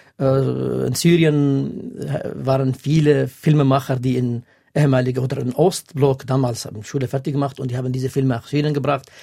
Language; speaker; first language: German; non-native, fluent; Kurdish